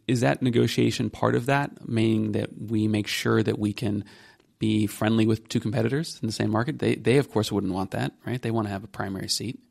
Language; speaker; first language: English; native; English